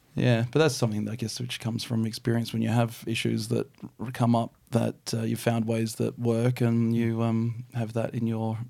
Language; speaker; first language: English; native; English